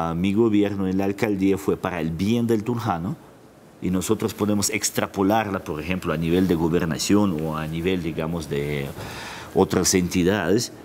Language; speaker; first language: Spanish; non-native, fluent; Russian